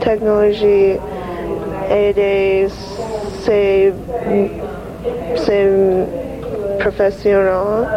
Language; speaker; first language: French; non-native, learner; English